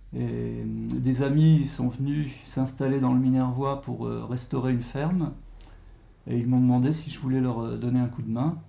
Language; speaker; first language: French; native; French